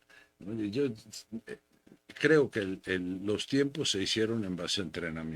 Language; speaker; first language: Spanish; native; Spanish